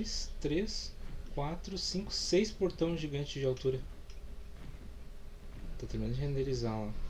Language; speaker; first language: Portuguese; native; Portuguese